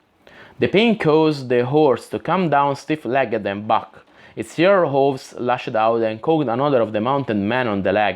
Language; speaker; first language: English; non-native, fluent; Italian